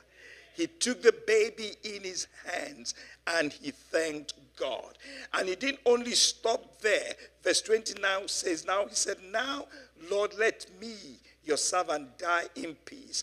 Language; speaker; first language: English; non-native, local second language; Yoruba